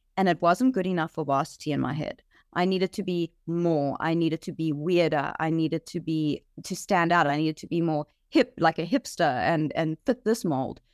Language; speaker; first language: English; native; English